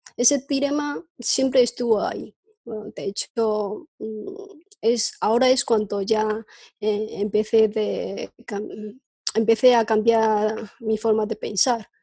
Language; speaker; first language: Spanish; non-native, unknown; Chinese